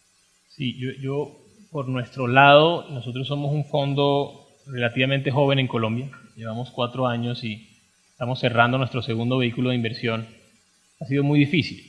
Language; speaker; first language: Spanish; native; Spanish